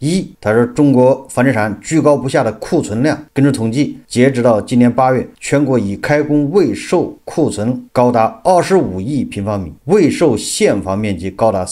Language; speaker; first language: Chinese; native; Chinese